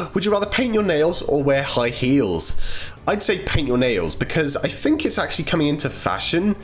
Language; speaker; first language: English; native; English